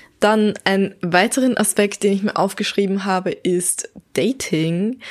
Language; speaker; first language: German; native; German